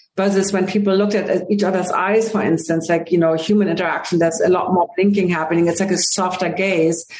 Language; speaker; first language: English; non-native, fluent; German